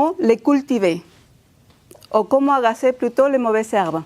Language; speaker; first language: French; non-native, fluent; Spanish